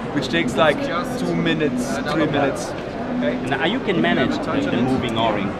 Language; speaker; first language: English; non-native, fluent; German